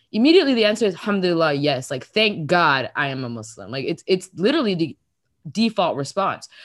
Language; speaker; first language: English; early bilingual, other home language; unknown